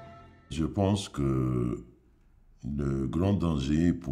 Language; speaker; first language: French; non-native, fluent; Arabic